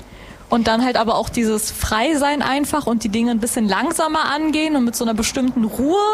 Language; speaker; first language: German; early bilingual, other home language; Greek